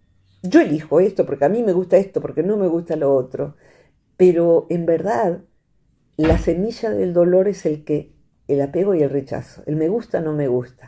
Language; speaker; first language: Spanish; native; Spanish